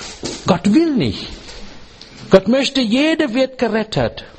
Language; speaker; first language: German; non-native, learner; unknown